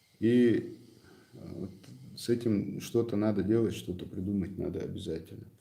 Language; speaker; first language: Russian; non-native, local second language; Chechen